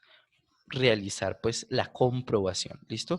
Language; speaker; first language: Spanish; native; Spanish